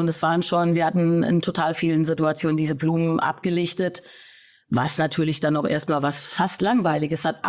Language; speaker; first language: German; native; German